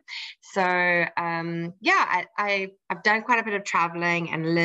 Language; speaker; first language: English; native; English